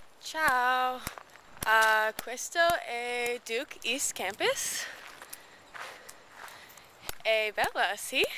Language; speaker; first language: Italian; non-native, learner; English